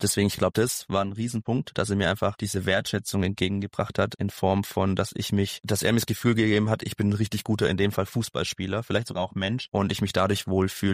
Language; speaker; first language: German; native; German